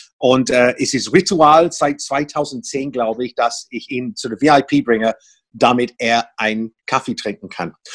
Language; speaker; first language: German; non-native, fluent; English